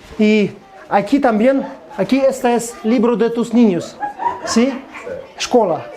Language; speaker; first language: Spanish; non-native, learner; Russian